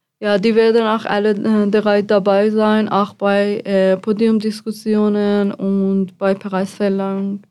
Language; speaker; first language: German; non-native, fluent; Persian